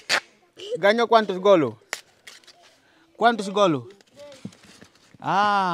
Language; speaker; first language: Portuguese; non-native, learner; Vietnamese